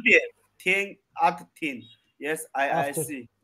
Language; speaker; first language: English; non-native, learner; Chinese